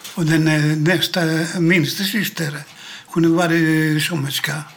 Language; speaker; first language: Swedish; non-native, learner; Greek